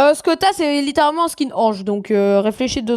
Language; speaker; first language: French; native; French